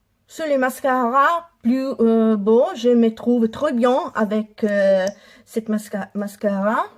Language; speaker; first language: French; non-native, learner; Italian